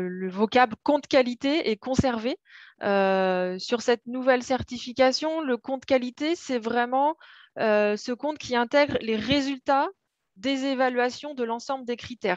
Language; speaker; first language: French; native; French